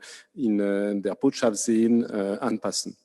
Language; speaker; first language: German; non-native, fluent; French